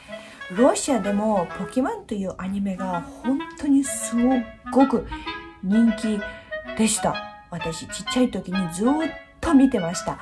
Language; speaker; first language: Japanese; non-native, fluent; Russian